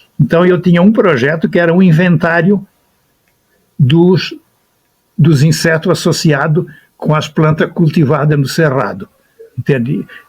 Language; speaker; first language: Portuguese; native; Portuguese